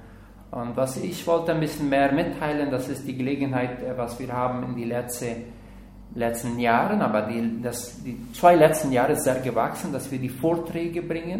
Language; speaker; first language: German; non-native, learner; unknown